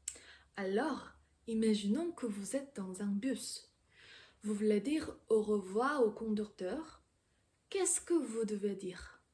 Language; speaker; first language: French; non-native, fluent; Korean